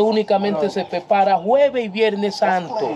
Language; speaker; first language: Spanish; native; Spanish